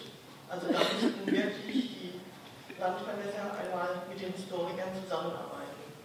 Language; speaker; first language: German; native; German